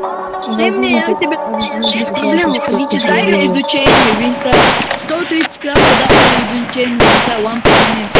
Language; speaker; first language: Russian; non-native, learner; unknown